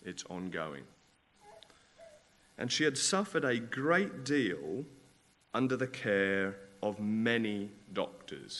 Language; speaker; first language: English; native; English